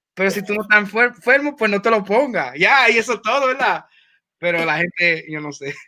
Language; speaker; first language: Spanish; early bilingual, heritage; Spanish